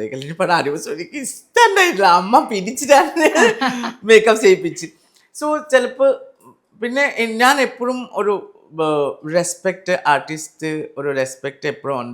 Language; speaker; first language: Malayalam; non-native, learner; Assamese